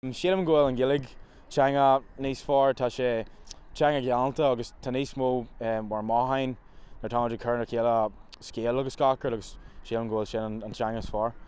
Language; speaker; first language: Irish; non-native, local second language; English